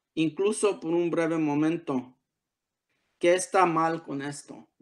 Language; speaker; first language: Spanish; early bilingual, heritage; Spanish